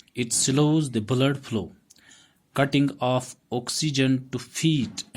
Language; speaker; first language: English; non-native, local second language; Urdu